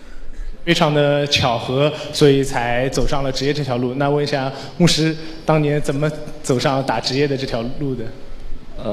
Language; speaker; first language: Chinese; native; Chinese